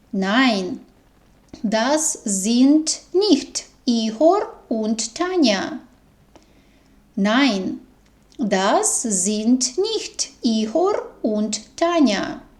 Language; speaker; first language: German; non-native, fluent; Ukrainian